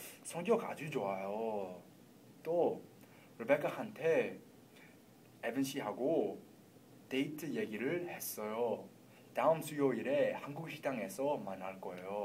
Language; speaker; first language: Korean; non-native, learner; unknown